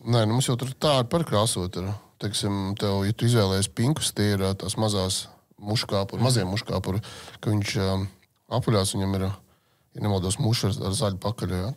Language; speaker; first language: Latvian; native; Latvian